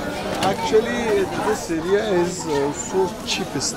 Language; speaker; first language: English; non-native, learner; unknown